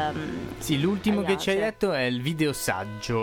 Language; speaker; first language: Italian; native; Italian